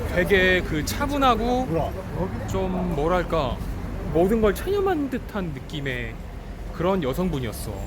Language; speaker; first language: Korean; native; Korean